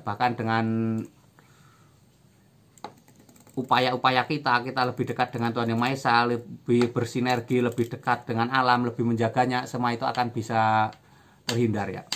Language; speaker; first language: Indonesian; native; Indonesian